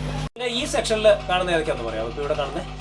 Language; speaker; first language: Malayalam; native; Malayalam